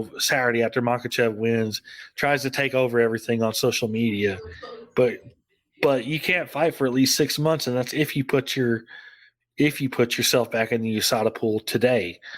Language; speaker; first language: English; native; English